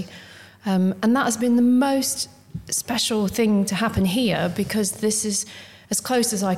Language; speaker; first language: English; native; English